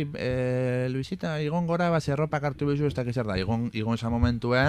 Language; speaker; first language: Basque; native; Basque